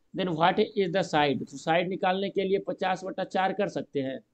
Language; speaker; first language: Hindi; native; Hindi